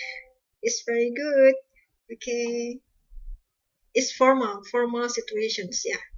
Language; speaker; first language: English; non-native, fluent; Indonesian